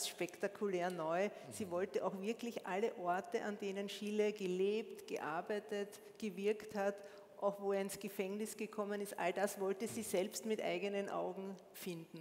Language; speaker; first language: German; native; German